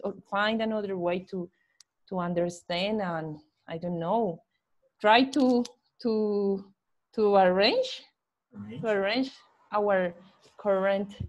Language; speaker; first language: English; non-native, learner; Spanish